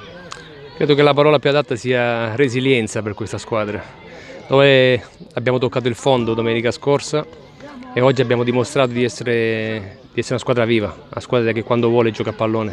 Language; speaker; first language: Italian; native; Italian